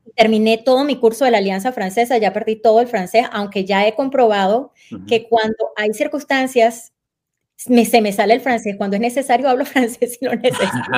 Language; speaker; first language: Spanish; native; Spanish